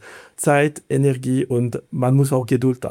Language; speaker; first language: German; non-native, fluent; Italian